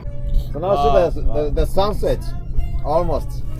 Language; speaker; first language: English; non-native, local second language; Swahili